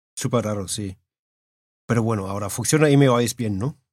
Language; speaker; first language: Spanish; early bilingual, heritage; Spanish